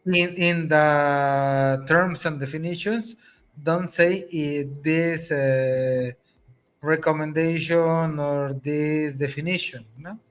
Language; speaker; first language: English; non-native, learner; Spanish